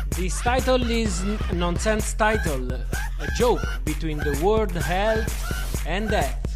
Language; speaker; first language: English; non-native, fluent; Italian